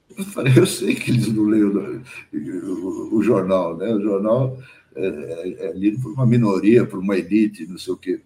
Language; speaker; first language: Portuguese; early bilingual, other home language; German